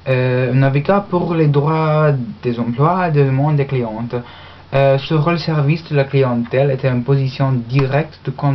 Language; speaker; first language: French; non-native, learner; English